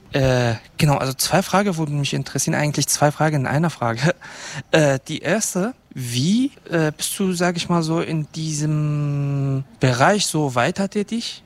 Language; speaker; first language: German; non-native, fluent; Kurdish